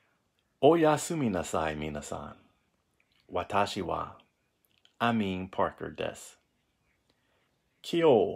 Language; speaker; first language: Japanese; non-native, learner; English